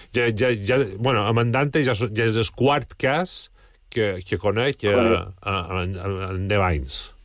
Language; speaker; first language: Catalan; native; Catalan